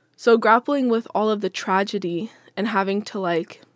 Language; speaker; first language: English; native; English